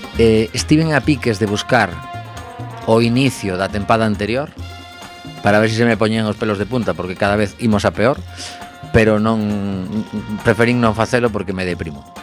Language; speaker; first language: Galician; native; Galician